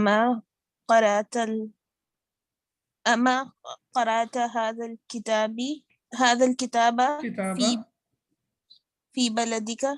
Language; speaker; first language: Arabic; non-native, learner; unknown